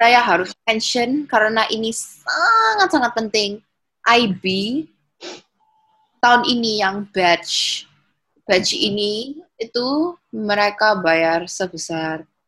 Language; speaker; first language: Indonesian; early bilingual, heritage; Indonesian